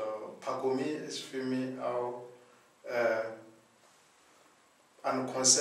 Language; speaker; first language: German; non-native, fluent; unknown